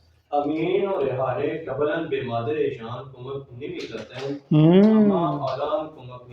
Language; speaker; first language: Persian; non-native, learner; Urdu